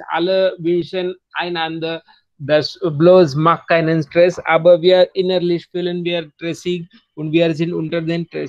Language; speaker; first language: German; non-native, learner; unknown